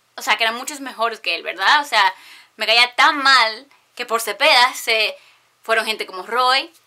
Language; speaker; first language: Spanish; early bilingual, heritage; Spanish